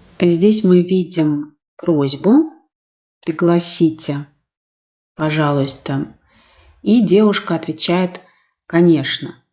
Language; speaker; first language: Russian; native; Russian